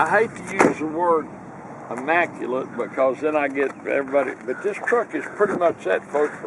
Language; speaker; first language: English; native; English